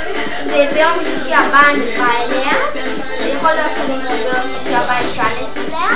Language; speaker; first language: Hebrew; native; Hebrew